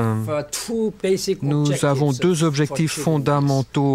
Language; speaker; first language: French; non-native, learner; Korean